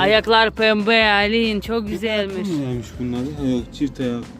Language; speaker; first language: Turkish; non-native, learner; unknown